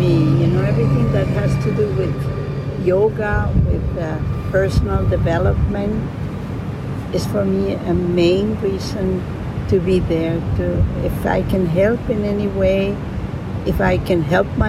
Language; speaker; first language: English; non-native, fluent; Spanish